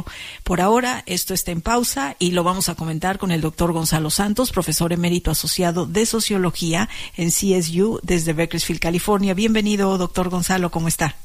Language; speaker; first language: Spanish; native; Spanish